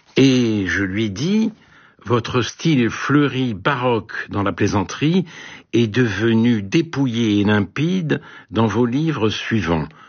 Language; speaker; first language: French; native; French